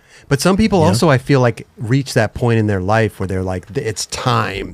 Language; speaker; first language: English; native; English